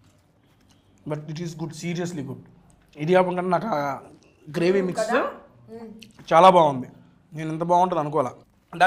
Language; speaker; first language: Telugu; native; Telugu